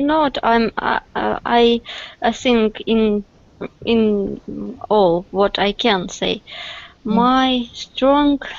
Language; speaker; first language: English; non-native, learner; Russian